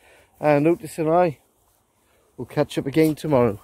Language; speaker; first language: English; native; English